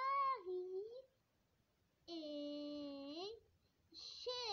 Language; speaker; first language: French; non-native, learner; Arabic